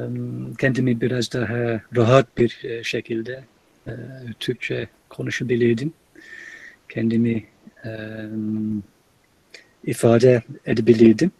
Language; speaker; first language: Turkish; non-native, fluent; English